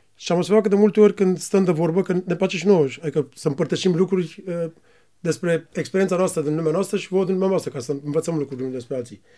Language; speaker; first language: Romanian; native; Romanian